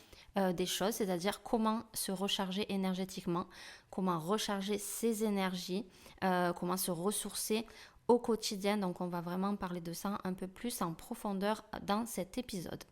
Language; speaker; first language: French; native; French